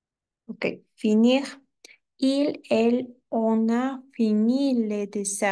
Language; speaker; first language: French; non-native, learner; Spanish